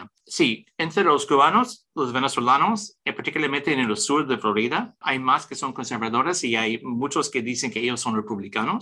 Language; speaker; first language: Spanish; early bilingual, heritage; English